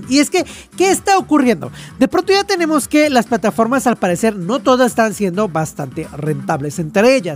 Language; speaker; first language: Spanish; native; Spanish